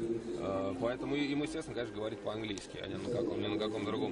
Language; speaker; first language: Russian; native; Russian